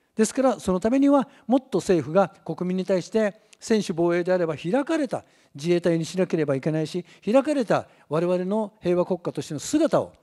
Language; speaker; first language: Japanese; native; Japanese